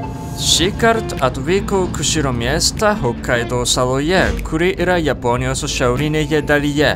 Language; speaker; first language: Lithuanian; non-native, fluent; Japanese